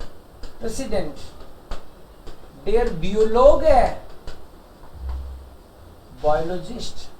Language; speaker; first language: Hindi; native; Hindi